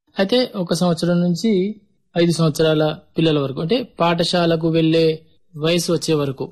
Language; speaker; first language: Telugu; native; Telugu